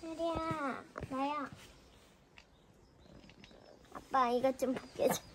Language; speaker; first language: Korean; early bilingual, other home language; Tibetan